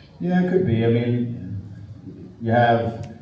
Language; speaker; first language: English; native; English